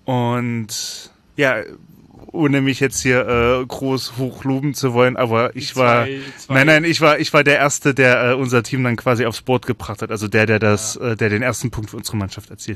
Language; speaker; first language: German; native; German